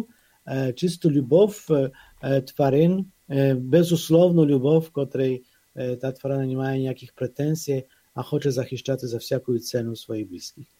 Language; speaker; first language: Polish; non-native, fluent; Ukrainian